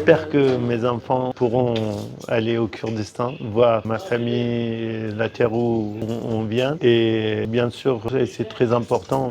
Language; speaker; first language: French; non-native, fluent; Kurdish